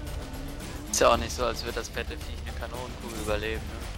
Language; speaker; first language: German; native; German